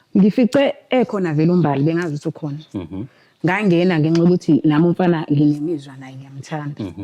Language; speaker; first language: Zulu; native; Zulu